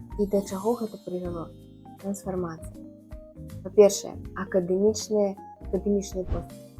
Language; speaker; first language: Belarusian; non-native, local second language; Russian